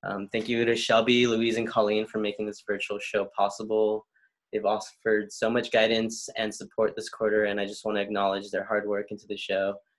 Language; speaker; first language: English; early bilingual, other home language; Spanish